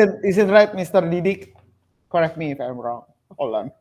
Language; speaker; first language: English; non-native, learner; Indonesian